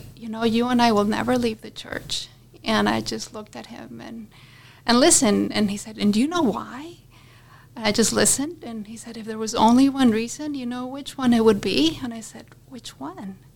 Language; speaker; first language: English; non-native, fluent; Spanish